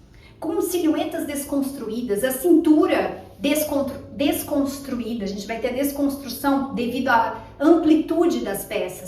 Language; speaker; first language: Portuguese; native; Portuguese